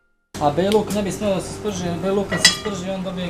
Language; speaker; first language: Serbian; native; Serbian